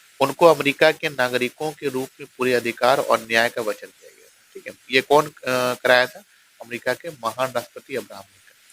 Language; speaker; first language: Hindi; native; Hindi